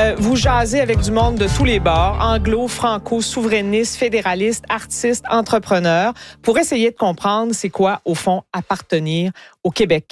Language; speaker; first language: French; native; French